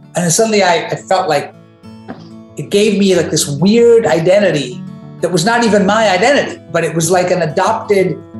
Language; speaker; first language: English; native; English